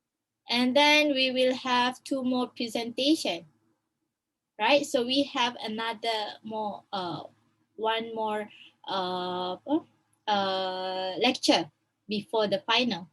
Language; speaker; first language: English; non-native, local second language; Malay